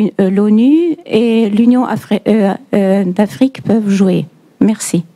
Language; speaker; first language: French; non-native, fluent; Norwegian